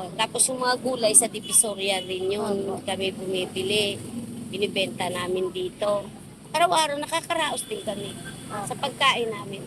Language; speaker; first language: Filipino; non-native, local second language; Hiligaynon